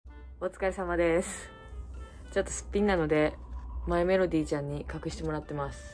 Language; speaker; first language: Japanese; native; Japanese